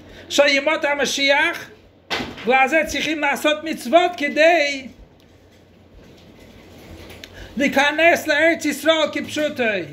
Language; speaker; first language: Hebrew; non-native, fluent; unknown